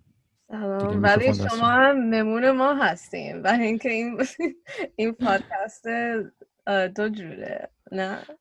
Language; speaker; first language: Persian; early bilingual, heritage; Persian